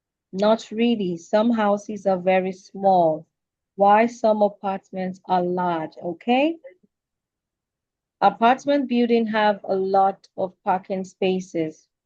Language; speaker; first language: English; non-native, fluent; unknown